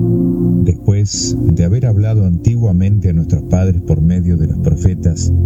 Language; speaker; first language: Spanish; native; Spanish